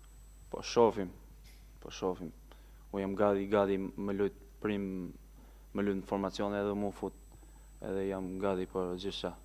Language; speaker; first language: Albanian; early bilingual, heritage; Albanian